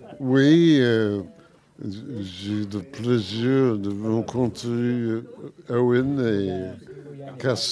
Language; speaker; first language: French; non-native, learner; English